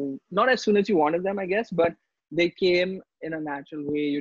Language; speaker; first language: English; non-native, local second language; Hindi